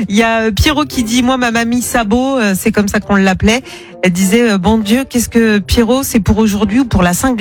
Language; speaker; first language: French; native; French